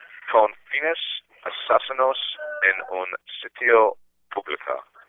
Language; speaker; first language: Spanish; non-native, learner; English